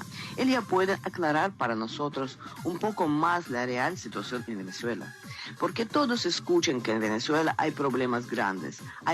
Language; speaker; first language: Spanish; non-native, learner; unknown